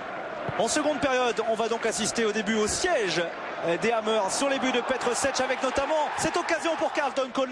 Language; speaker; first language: French; native; French